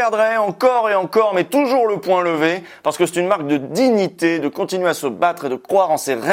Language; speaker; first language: French; native; French